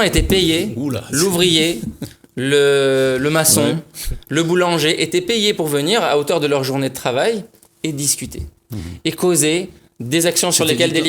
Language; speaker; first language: French; native; French